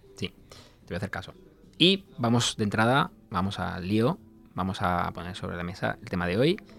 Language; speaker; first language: Spanish; native; Spanish